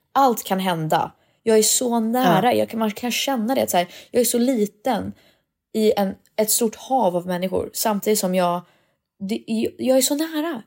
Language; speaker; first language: Swedish; early bilingual, heritage; Swedish